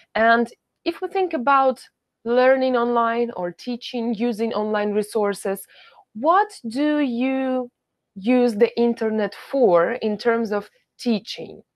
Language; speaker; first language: English; non-native, fluent; Ukrainian